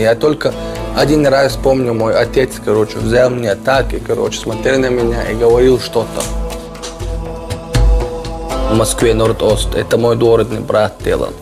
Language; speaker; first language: Russian; non-native, local second language; Chechen